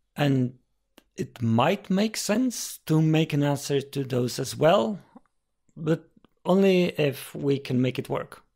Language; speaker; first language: English; non-native, fluent; Polish